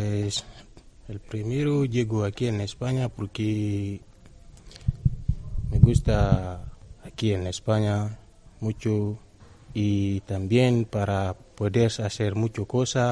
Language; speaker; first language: Spanish; non-native, learner; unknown